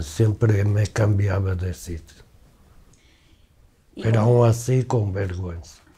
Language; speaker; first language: Spanish; non-native, fluent; Portuguese